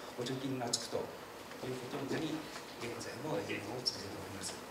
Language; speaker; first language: Japanese; native; Japanese